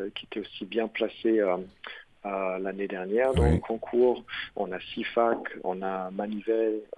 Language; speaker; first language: French; non-native, fluent; German